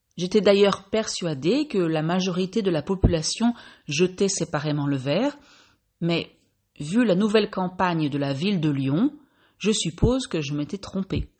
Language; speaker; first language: French; native; French